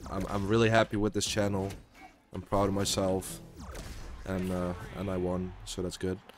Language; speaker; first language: English; non-native, fluent; Dutch